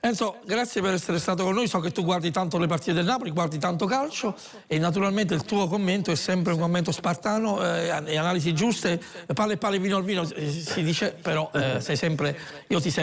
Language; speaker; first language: Italian; native; Italian